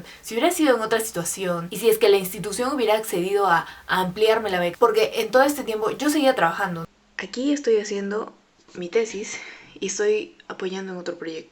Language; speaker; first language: Spanish; native; Spanish